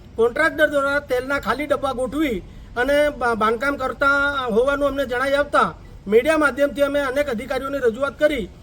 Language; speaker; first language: Gujarati; native; Gujarati